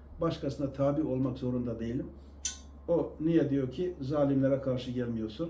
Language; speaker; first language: Turkish; non-native, local second language; Kurdish